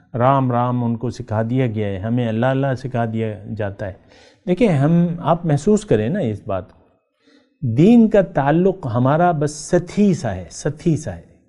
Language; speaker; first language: Urdu; native; Urdu